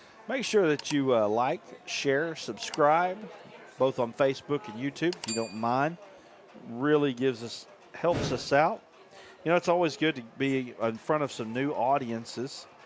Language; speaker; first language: English; native; English